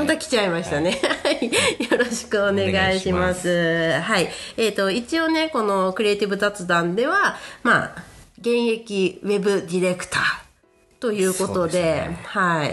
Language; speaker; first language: Japanese; native; Japanese